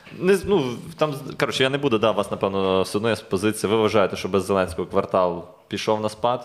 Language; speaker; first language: Ukrainian; native; Ukrainian